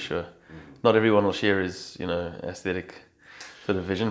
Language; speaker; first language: English; native; English